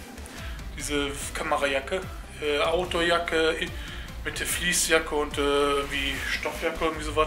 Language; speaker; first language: German; native; German